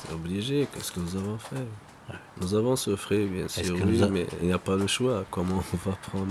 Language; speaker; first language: French; non-native, learner; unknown